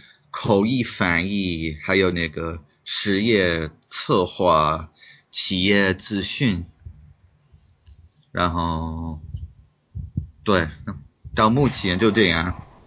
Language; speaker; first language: Chinese; non-native, fluent; English